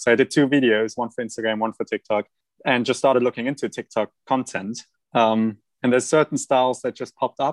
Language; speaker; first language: English; non-native, fluent; German